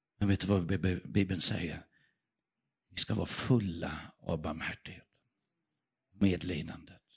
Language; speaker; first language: Swedish; native; Swedish